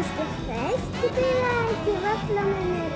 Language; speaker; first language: Greek; early bilingual, heritage; Greek